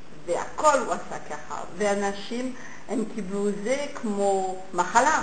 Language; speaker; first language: Hebrew; non-native, fluent; French